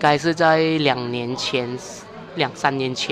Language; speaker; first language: Chinese; native; Chinese